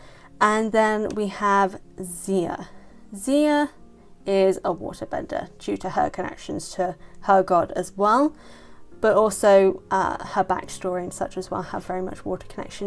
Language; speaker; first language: English; native; English